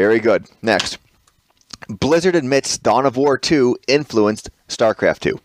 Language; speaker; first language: English; native; English